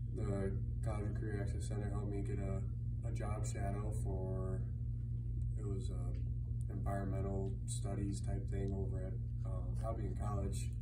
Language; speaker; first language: English; native; English